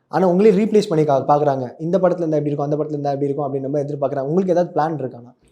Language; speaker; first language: Tamil; native; Tamil